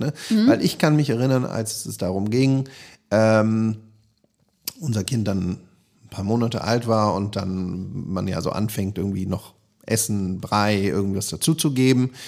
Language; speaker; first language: German; native; German